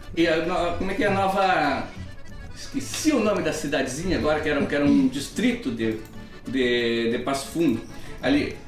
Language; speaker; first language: Portuguese; native; Portuguese